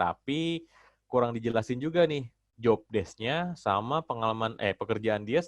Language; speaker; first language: Indonesian; native; Indonesian